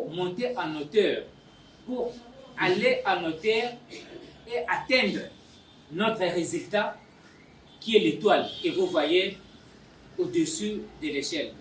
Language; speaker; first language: French; non-native, local second language; Lingala